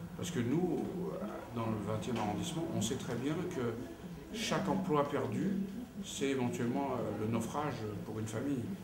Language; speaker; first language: French; early bilingual, other home language; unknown